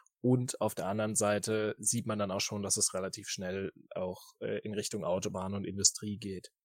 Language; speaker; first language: German; native; German